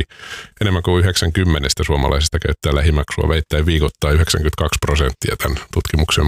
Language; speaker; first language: Finnish; native; Finnish